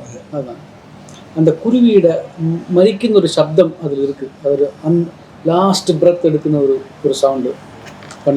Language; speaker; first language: Tamil; non-native, learner; Malayalam